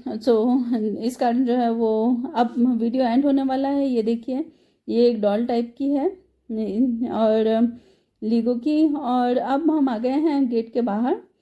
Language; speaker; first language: Hindi; native; Hindi